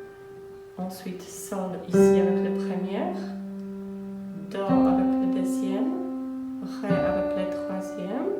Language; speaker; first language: French; non-native, fluent; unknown